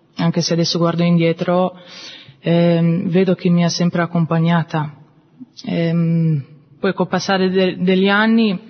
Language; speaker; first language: Italian; non-native, fluent; German